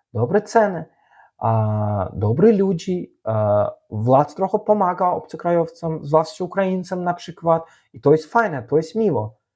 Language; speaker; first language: Polish; non-native, fluent; Azerbaijani